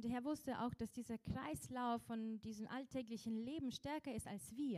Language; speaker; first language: German; non-native, local second language; Russian